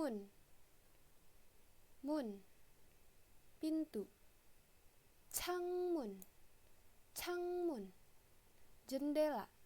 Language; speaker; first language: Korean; non-native, fluent; Indonesian